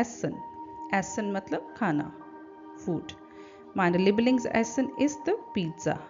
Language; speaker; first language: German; non-native, fluent; Hindi